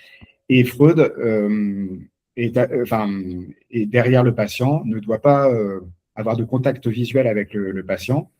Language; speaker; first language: French; native; French